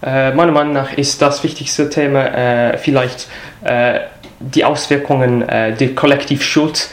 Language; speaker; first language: German; non-native, fluent; English